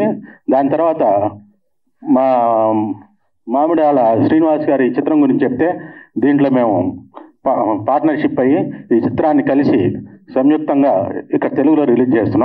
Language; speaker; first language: Telugu; native; Telugu